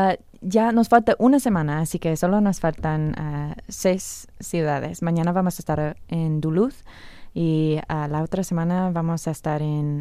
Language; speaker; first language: Spanish; non-native, fluent; English